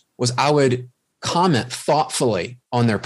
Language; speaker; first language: English; native; English